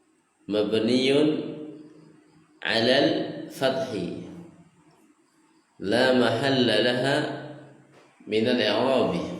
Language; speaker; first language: Arabic; non-native, fluent; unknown